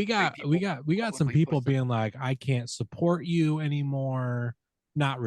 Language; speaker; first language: English; native; English